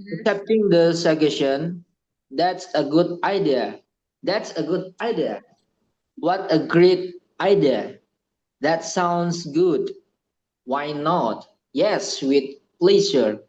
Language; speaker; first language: English; non-native, learner; Indonesian